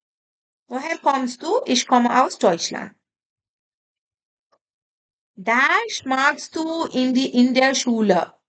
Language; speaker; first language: German; non-native, fluent; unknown